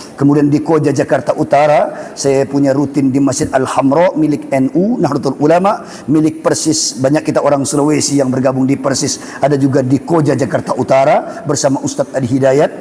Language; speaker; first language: Malay; non-native, local second language; Buginese